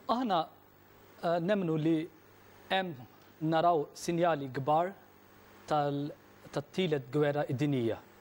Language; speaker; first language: Maltese; non-native, fluent; Urdu